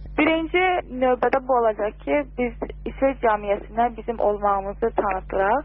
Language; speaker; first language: Azerbaijani; early bilingual, heritage; Azerbaijani